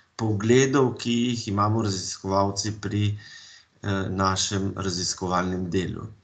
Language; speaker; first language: Slovenian; native; Slovenian